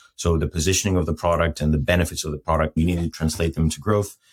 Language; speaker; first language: English; non-native, fluent; Greek